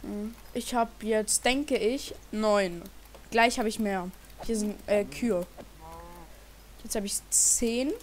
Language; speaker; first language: German; native; German